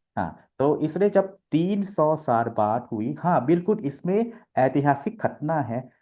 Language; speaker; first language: Hindi; non-native, fluent; Thai